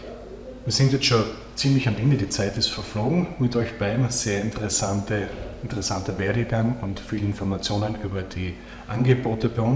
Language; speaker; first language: German; native; German